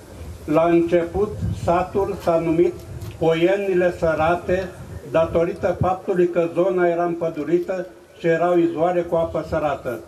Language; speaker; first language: Romanian; native; Romanian